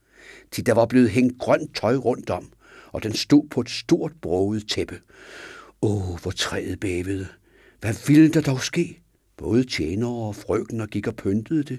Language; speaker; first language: Danish; native; Danish